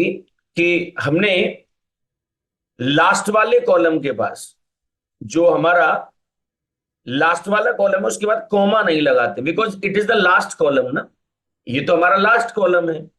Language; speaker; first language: Hindi; native; Hindi